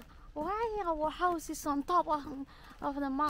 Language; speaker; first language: English; non-native, learner; Indonesian